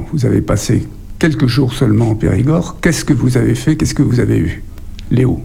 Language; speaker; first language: French; native; French